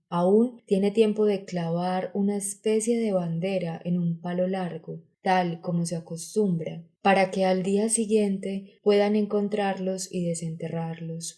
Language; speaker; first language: Spanish; native; Spanish